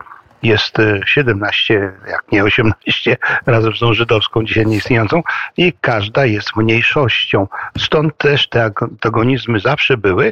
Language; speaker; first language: Polish; native; Polish